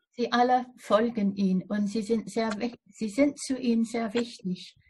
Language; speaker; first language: German; non-native, fluent; English